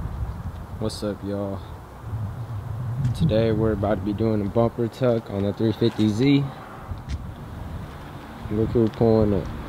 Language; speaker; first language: English; native; English